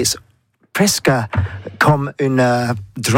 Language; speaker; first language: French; non-native, learner; English